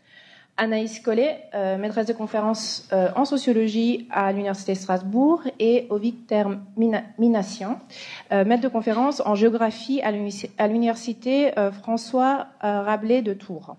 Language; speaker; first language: French; native; French